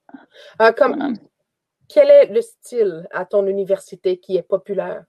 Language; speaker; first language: French; native; French